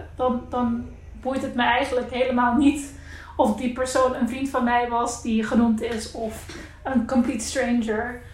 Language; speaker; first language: Dutch; non-native, local second language; Papiamento